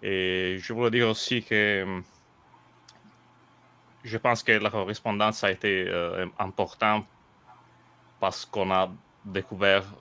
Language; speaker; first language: French; non-native, fluent; Italian